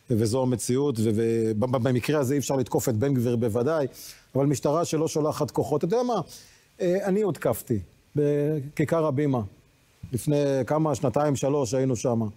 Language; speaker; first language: Hebrew; native; Hebrew